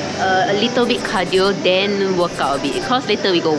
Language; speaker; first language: English; non-native, learner; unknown